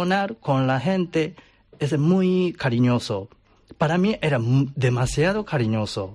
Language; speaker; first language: Spanish; non-native, learner; Japanese